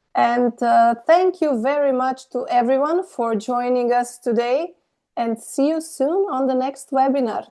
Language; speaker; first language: English; non-native, fluent; Slovenian